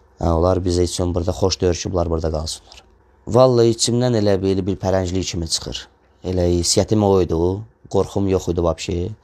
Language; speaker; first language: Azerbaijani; non-native, local second language; Russian